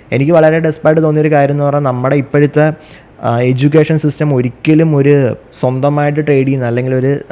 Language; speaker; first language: Malayalam; native; Malayalam